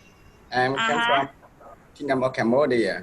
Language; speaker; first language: English; non-native, learner; Khmer